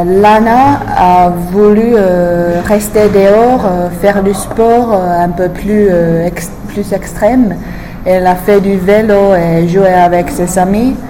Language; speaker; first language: French; non-native, learner; English